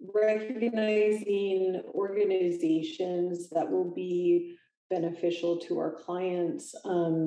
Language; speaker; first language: English; native; English